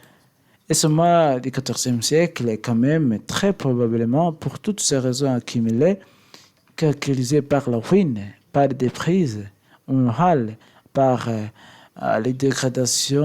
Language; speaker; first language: French; non-native, learner; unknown